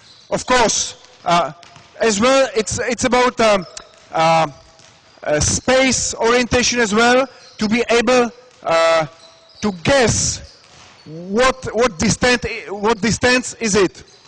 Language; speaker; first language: English; non-native, fluent; Czech